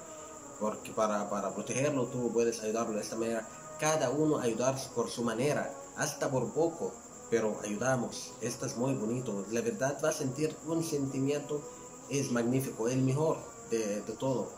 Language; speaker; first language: Spanish; non-native, learner; Arabic